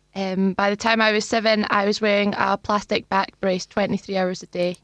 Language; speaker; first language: English; native; English